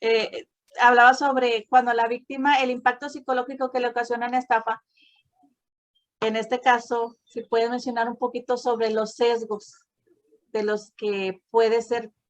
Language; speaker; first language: Spanish; native; Spanish